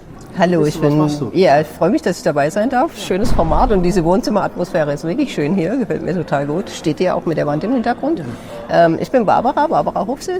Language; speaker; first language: German; native; German